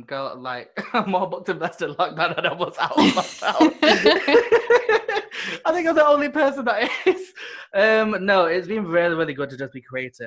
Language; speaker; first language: English; native; English